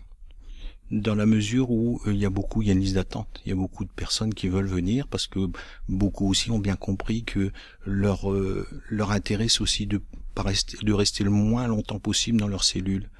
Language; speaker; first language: French; native; French